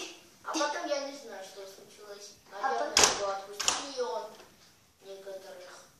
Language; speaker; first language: Russian; non-native, learner; Armenian